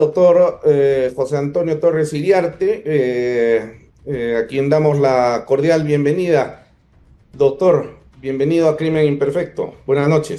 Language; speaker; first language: Spanish; native; Spanish